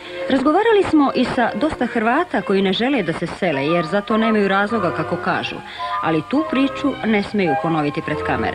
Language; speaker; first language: Bosnian; native; Bosnian